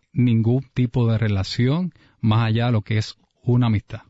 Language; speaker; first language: Spanish; native; Spanish